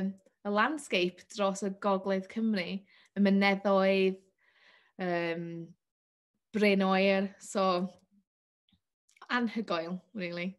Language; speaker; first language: Welsh; non-native, learner; English